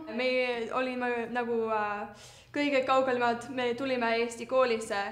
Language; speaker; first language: Estonian; early bilingual, heritage; Estonian